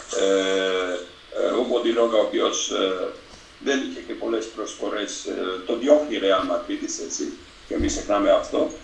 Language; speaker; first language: Greek; non-native, fluent; Serbian